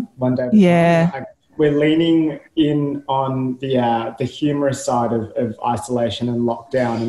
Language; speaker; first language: English; native; English